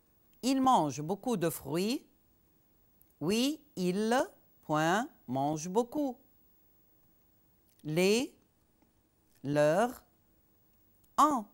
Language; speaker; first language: French; non-native, fluent; Arabic